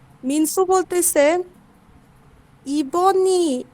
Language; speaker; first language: Korean; non-native, learner; Bangla